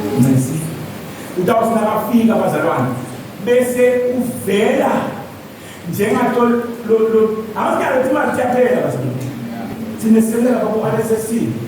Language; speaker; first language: Zulu; non-native, local second language; Swati